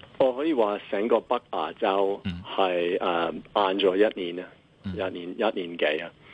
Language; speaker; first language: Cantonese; non-native, fluent; English